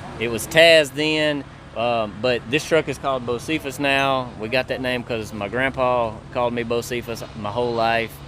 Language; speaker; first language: English; native; English